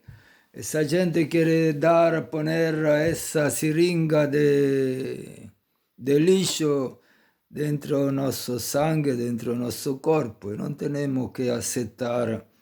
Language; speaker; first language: Portuguese; non-native, fluent; Italian